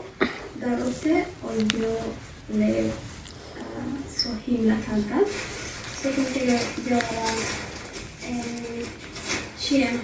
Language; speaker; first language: Swedish; non-native, learner; Amharic